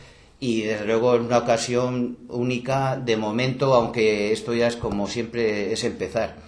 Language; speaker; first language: Spanish; native; Spanish